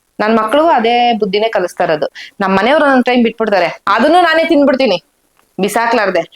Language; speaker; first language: Kannada; native; Kannada